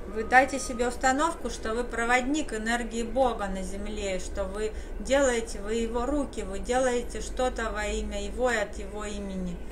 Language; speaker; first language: Russian; native; Russian